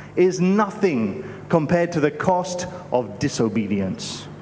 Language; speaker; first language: English; native; English